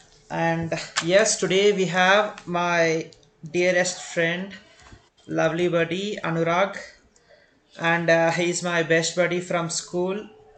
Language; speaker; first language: English; non-native, local second language; Telugu